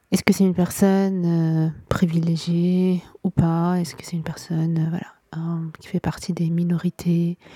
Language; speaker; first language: French; non-native, local second language; Arabic